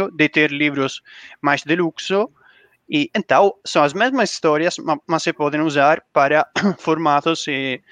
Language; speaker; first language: Portuguese; non-native, learner; Italian